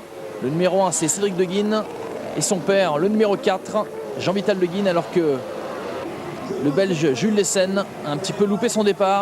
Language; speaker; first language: French; native; French